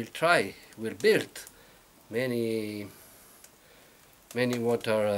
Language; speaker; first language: English; non-native, learner; Italian